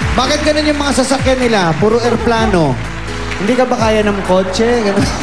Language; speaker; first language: Filipino; native; Filipino